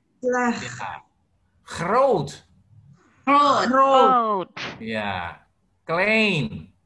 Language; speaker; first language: Dutch; non-native, fluent; Indonesian